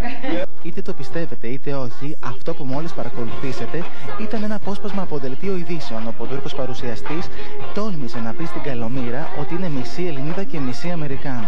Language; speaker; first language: Greek; native; Greek